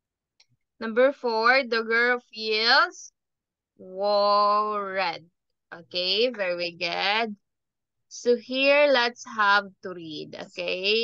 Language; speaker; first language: English; non-native, fluent; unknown